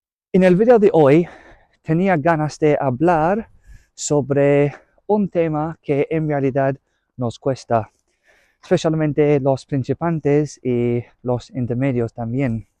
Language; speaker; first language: Spanish; non-native, learner; English